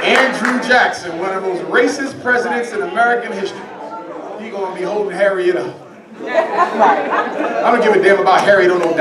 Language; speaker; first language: English; native; English